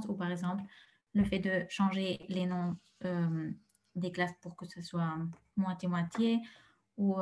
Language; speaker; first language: French; non-native, fluent; Spanish